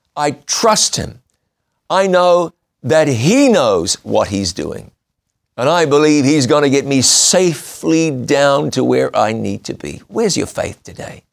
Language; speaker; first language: English; native; English